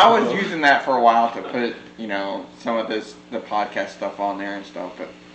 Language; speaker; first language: English; native; English